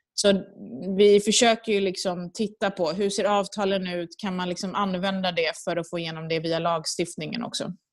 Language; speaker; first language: Swedish; early bilingual, other home language; Persian